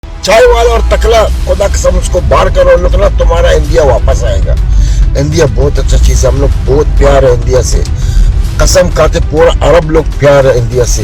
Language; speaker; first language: Hindi; non-native, learner; Arabic